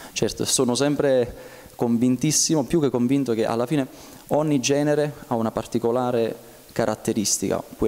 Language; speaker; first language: Italian; native; Italian